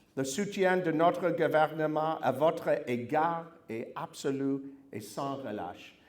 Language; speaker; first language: French; non-native, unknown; English